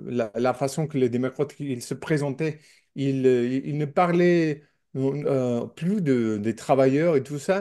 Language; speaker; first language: French; non-native, learner; English